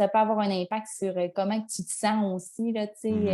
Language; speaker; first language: French; native; French